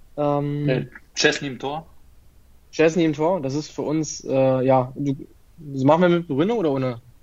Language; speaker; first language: German; early bilingual, other home language; Italian